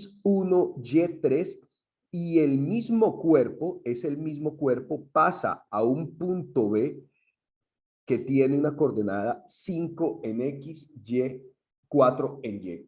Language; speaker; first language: Spanish; native; Spanish